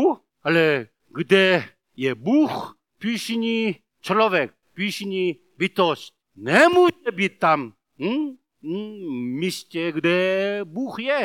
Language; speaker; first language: Czech; non-native, learner; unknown